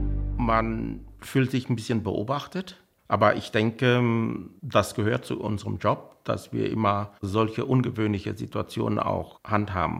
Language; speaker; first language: German; non-native, fluent; Vietnamese